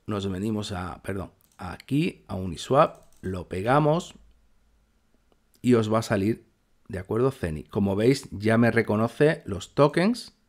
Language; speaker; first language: Spanish; native; Spanish